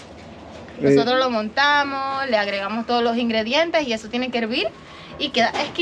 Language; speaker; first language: Spanish; native; Spanish